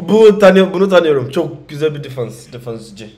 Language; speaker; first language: Turkish; non-native, learner; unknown